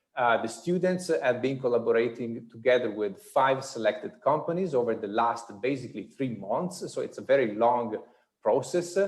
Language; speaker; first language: English; non-native, fluent; Italian